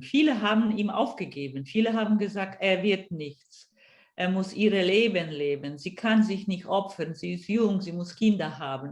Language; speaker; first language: German; non-native, fluent; Polish